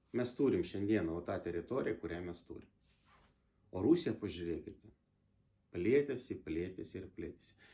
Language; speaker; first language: Lithuanian; non-native, local second language; Russian